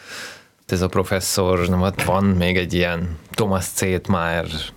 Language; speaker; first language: Hungarian; non-native, fluent; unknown